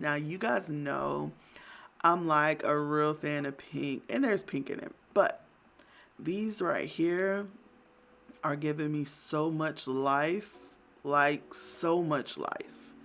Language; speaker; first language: English; native; English